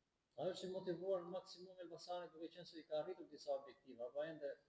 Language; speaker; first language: Albanian; native; Albanian